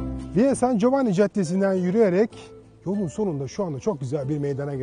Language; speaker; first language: Turkish; native; Turkish